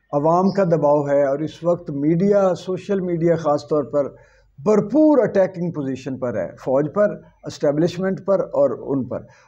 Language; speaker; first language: Urdu; native; Urdu